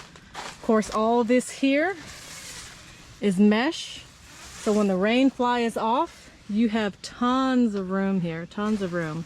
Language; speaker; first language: English; native; English